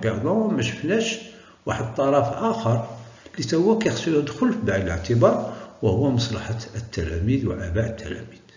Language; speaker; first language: Arabic; native; Arabic